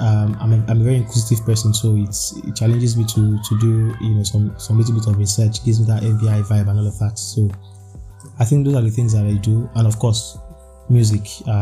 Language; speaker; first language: English; non-native, local second language; Yoruba